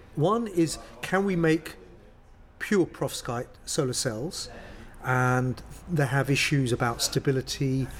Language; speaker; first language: English; native; English